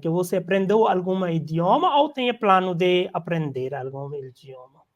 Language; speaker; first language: Portuguese; non-native, learner; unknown